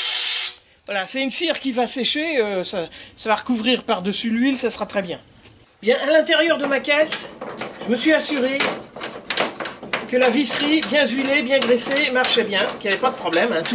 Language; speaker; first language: French; native; French